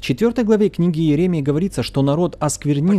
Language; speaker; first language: Russian; native; Russian